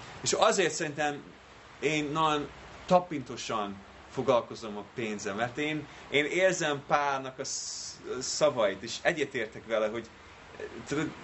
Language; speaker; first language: Hungarian; non-native, fluent; English